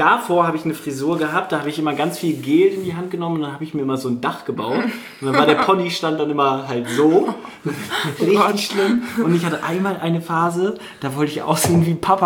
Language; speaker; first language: German; native; German